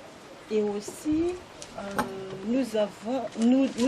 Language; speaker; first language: French; non-native, local second language; Malagasy